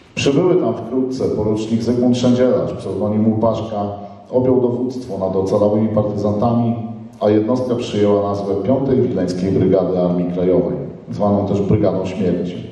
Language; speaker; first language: Polish; native; Polish